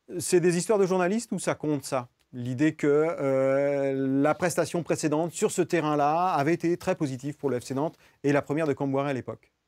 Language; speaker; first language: French; native; French